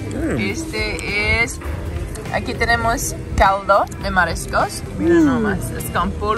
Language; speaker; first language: Spanish; non-native, learner; English